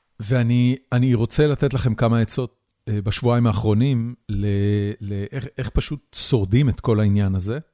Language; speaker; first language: Hebrew; native; Hebrew